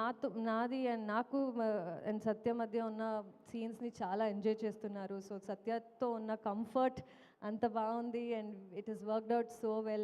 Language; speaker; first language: Telugu; non-native, fluent; Kannada